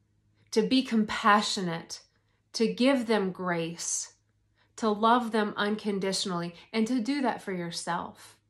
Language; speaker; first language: English; native; English